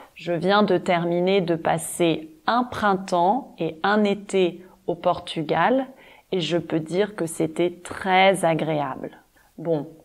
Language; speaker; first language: French; native; French